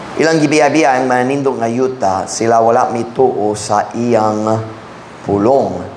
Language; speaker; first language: Cebuano; non-native, fluent; English